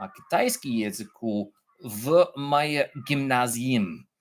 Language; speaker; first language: Russian; non-native, learner; English